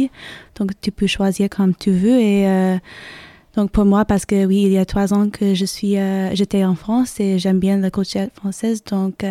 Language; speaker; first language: French; non-native, fluent; English